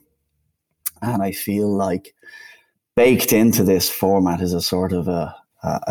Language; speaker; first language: English; native; English